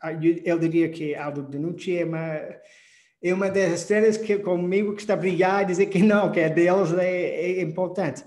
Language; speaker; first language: Portuguese; non-native, fluent; English